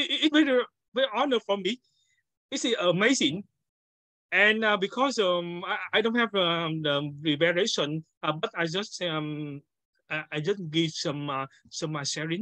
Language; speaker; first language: English; non-native, learner; Vietnamese